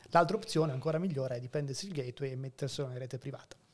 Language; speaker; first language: Italian; native; Italian